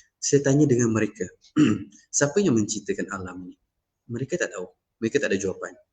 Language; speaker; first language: Malay; non-native, local second language; Iban